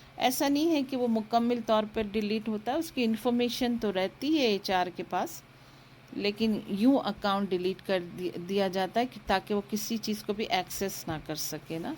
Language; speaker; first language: Urdu; native; Urdu